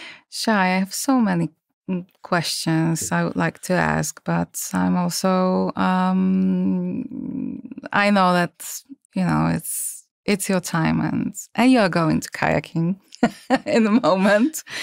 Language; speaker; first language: English; non-native, fluent; Polish